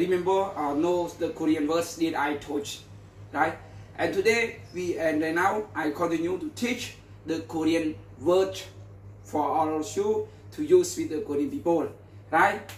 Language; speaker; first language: English; non-native, learner; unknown